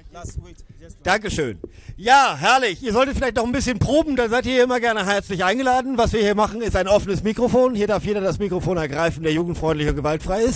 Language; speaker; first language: German; native; German